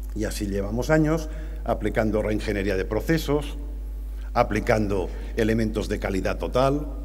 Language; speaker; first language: Spanish; native; Spanish